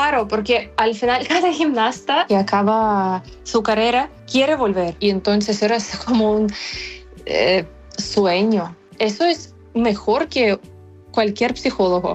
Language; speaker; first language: Spanish; non-native, fluent; Ukrainian